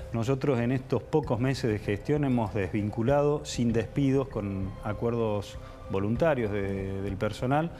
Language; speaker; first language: Spanish; native; Spanish